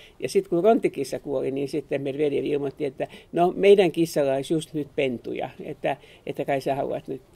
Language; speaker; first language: Finnish; native; Finnish